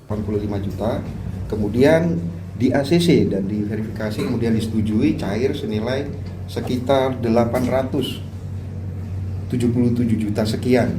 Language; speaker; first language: Indonesian; native; Indonesian